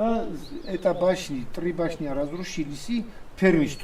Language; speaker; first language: Russian; non-native, local second language; Svan